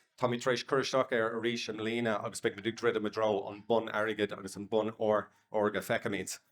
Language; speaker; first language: Irish; non-native, local second language; English